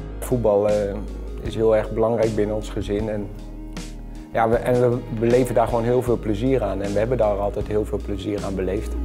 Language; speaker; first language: Dutch; native; Dutch